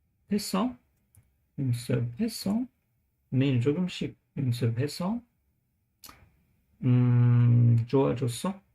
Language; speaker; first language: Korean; non-native, learner; English